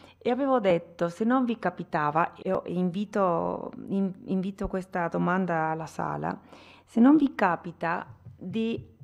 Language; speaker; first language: Italian; non-native, fluent; Spanish